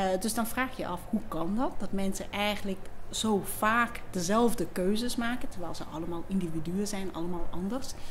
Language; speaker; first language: Dutch; non-native, fluent; English